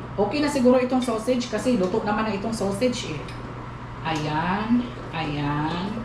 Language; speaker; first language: Filipino; native; Filipino